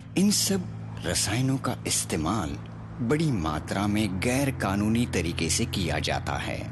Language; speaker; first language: Hindi; non-native, local second language; Marathi